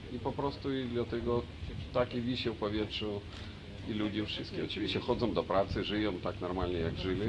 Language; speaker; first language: Polish; non-native, fluent; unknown